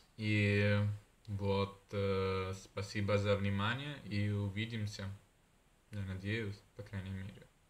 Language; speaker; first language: Russian; non-native, learner; Italian